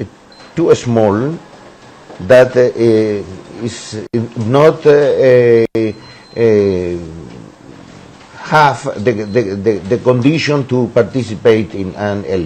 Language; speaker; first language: English; non-native, learner; Spanish